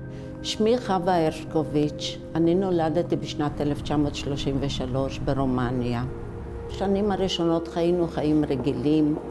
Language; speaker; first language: Hebrew; early bilingual, other home language; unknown